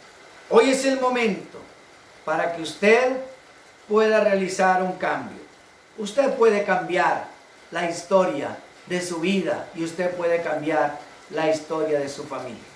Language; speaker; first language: Spanish; native; Spanish